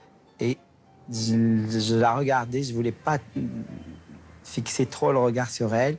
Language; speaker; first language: French; non-native, local second language; Arabic